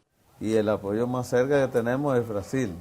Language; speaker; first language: Portuguese; non-native, learner; Spanish